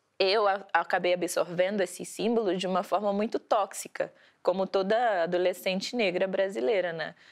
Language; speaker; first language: Portuguese; early bilingual, heritage; Portuguese